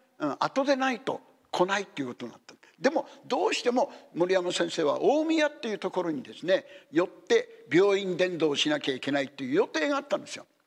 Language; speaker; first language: Japanese; native; Japanese